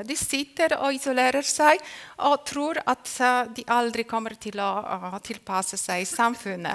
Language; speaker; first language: Norwegian; non-native, fluent; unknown